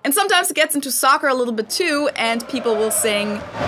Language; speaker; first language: English; non-native, fluent; German